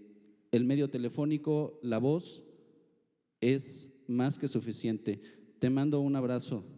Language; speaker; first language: Spanish; native; Spanish